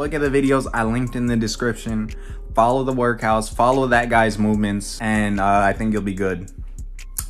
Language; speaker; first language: English; native; English